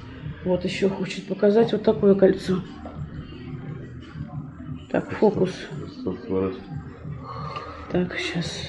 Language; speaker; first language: Russian; native; Russian